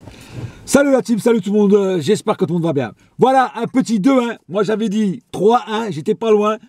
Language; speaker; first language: French; native; French